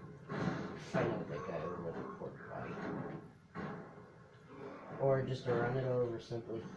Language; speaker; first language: English; native; English